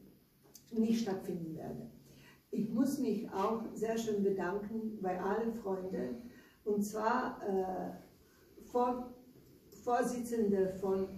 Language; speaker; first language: German; non-native, learner; Slovenian